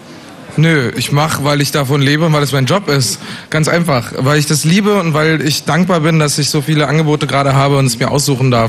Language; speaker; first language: German; native; German